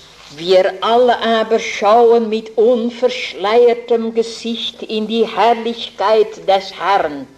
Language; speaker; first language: German; non-native, fluent; Dutch